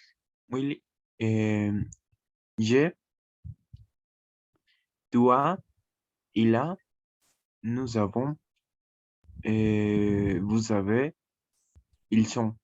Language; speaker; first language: French; non-native, learner; Spanish